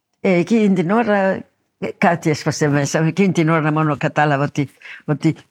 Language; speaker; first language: Greek; early bilingual, heritage; Greek